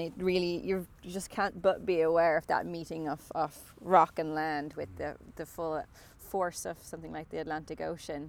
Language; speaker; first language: English; native; English